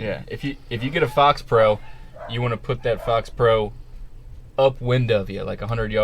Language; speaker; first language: English; native; English